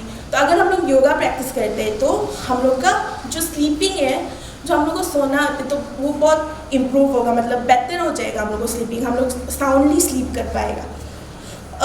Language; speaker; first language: Hindi; non-native, local second language; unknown